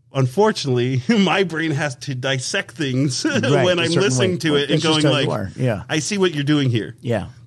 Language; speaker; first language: English; native; English